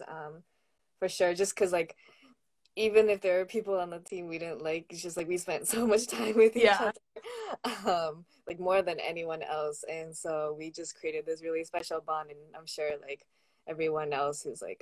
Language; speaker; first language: English; native; English